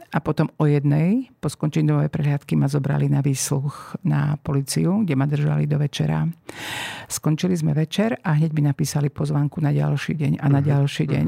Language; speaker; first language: Slovak; native; Slovak